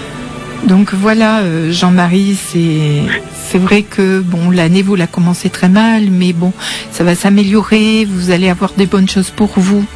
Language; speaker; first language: French; native; French